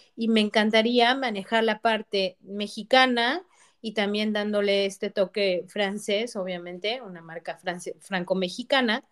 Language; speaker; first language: Spanish; native; Spanish